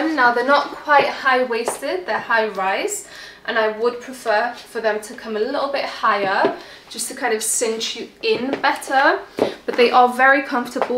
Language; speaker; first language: English; native; English